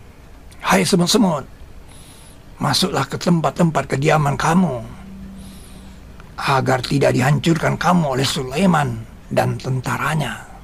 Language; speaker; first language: Indonesian; native; Indonesian